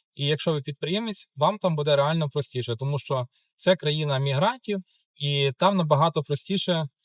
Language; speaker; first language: Ukrainian; native; Ukrainian